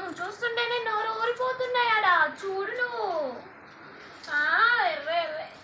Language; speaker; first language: Telugu; native; Telugu